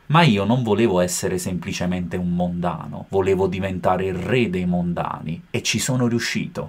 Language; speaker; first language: Italian; native; Italian